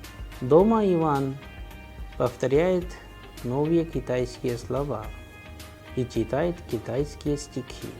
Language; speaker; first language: Russian; non-native, fluent; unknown